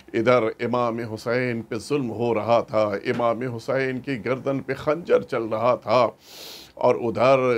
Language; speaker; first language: Urdu; native; Urdu